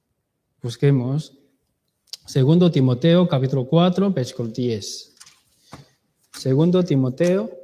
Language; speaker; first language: Spanish; non-native, learner; Chinese